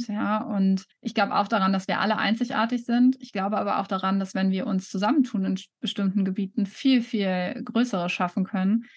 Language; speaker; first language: German; native; German